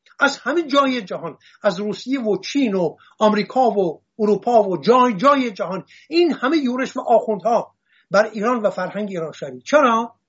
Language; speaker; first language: Persian; non-native, local second language; Assyrian Neo-Aramaic